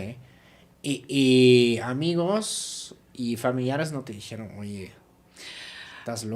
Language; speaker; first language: Spanish; non-native, fluent; German